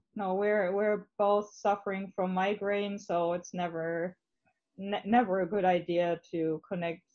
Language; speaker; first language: English; non-native, fluent; German